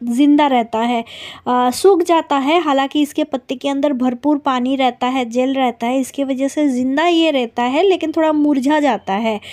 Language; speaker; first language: Hindi; non-native, local second language; Bangla